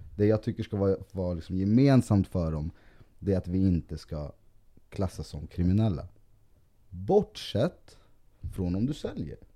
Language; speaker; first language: Swedish; early bilingual, other home language; Spanish